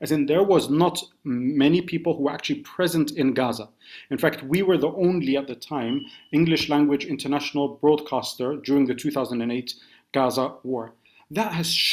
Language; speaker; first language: English; native; English